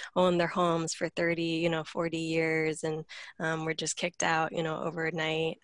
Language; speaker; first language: English; native; English